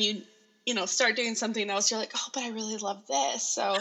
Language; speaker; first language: English; native; English